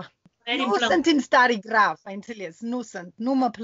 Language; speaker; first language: Romanian; non-native, learner; English